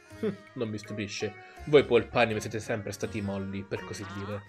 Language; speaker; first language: Italian; native; Italian